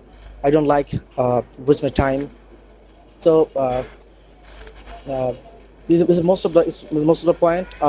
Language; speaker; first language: English; non-native, learner; Bangla